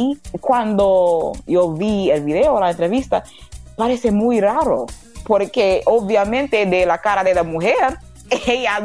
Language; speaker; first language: Spanish; non-native, learner; English